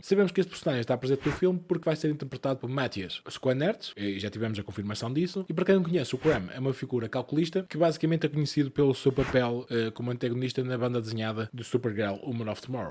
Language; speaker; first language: Portuguese; native; Portuguese